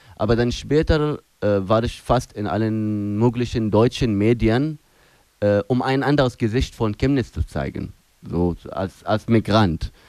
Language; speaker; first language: German; non-native, fluent; Arabic